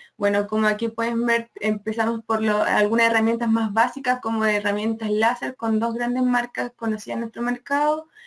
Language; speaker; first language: Spanish; native; Spanish